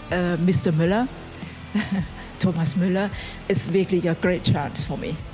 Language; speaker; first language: English; non-native, learner; Thai